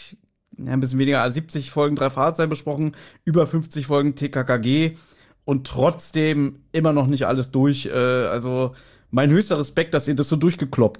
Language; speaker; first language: German; native; German